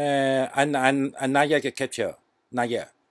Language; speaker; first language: English; non-native, learner; Chinese